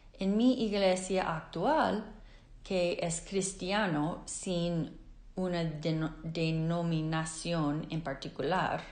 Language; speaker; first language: Spanish; non-native, fluent; English